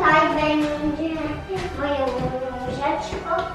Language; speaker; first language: Polish; early bilingual, heritage; Polish